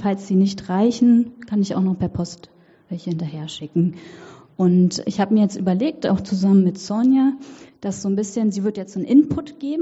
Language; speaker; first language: German; native; German